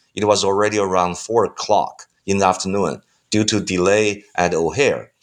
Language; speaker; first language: English; non-native, fluent; Chinese